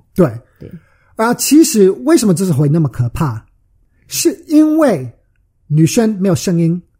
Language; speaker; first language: Chinese; early bilingual, heritage; Chinese